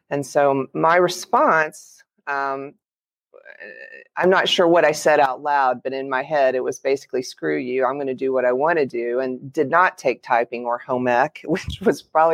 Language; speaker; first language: English; native; English